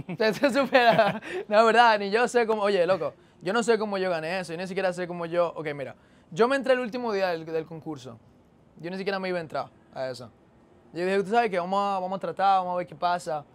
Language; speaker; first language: Spanish; native; Spanish